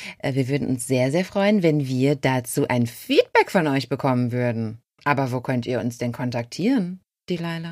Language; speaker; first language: German; native; German